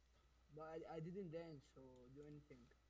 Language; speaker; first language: English; non-native, learner; Arabic